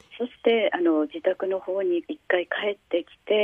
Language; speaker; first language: Japanese; native; Japanese